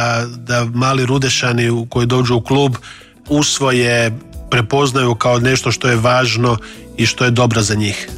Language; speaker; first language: Croatian; native; Croatian